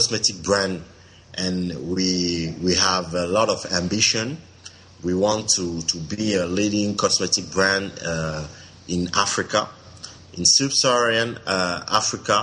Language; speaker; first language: English; non-native, local second language; French